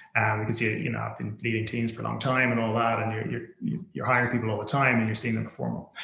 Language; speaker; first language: English; native; English